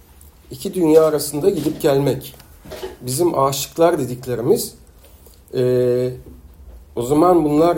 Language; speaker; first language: Turkish; native; Turkish